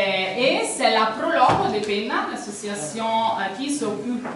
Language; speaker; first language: French; non-native, fluent; Italian